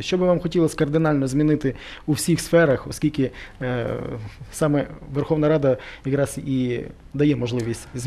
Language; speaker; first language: Ukrainian; native; Ukrainian